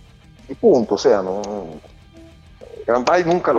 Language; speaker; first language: Spanish; native; Spanish